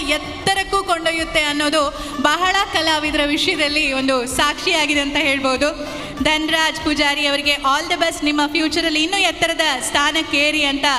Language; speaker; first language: Kannada; native; Kannada